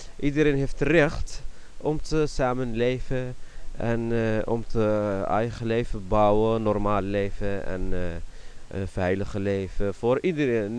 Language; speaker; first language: Dutch; non-native, learner; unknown